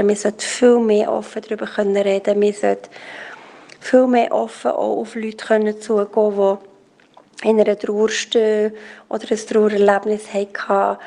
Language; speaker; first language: German; native; German